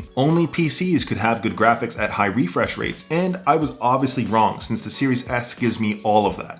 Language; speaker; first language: English; native; English